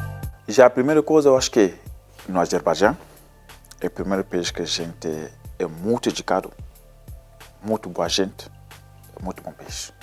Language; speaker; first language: Portuguese; non-native, learner; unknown